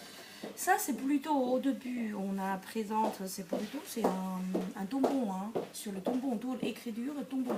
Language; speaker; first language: French; non-native, learner; Chinese